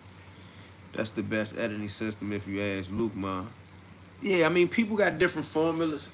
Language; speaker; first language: English; native; English